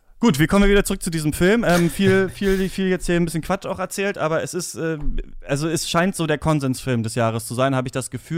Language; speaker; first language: German; native; German